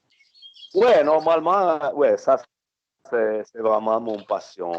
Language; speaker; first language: French; non-native, fluent; Italian